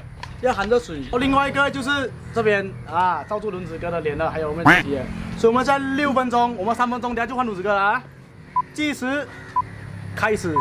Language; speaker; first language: Chinese; native; Chinese